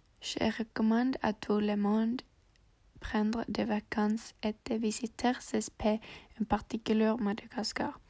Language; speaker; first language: French; non-native, learner; English